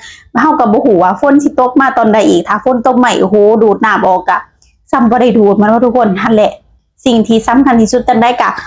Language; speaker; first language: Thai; non-native, local second language; Lao